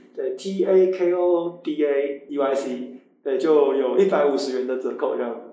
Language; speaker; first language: Chinese; native; Chinese